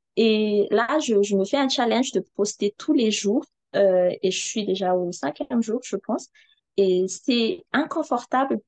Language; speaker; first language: French; non-native, local second language; Malagasy